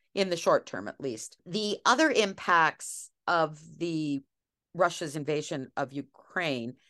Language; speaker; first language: English; native; English